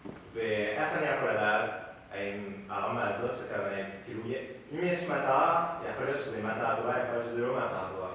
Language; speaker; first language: Hebrew; non-native, fluent; French